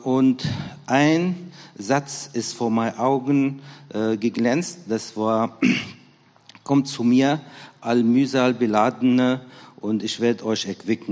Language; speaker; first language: German; non-native, fluent; Arabic